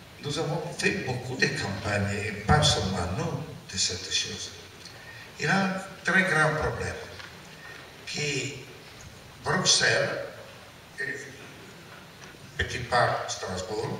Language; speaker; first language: French; non-native, learner; Italian